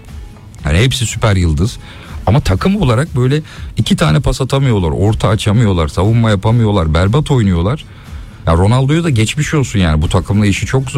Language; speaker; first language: Turkish; native; Turkish